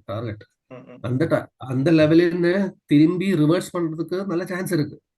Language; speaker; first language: Tamil; non-native, learner; Malayalam